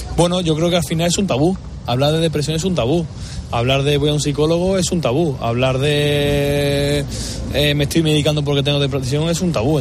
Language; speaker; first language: Spanish; native; Spanish